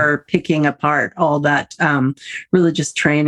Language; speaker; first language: English; native; English